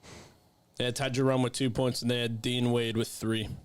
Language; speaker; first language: English; native; English